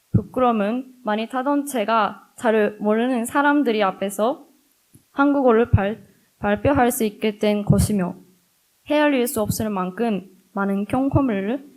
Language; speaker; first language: Korean; non-native, fluent; Japanese